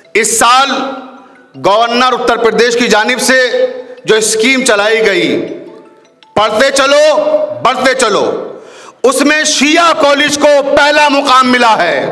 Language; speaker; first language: Hindi; native; Hindi